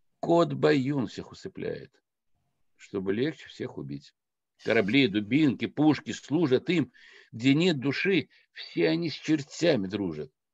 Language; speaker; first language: Russian; non-native, local second language; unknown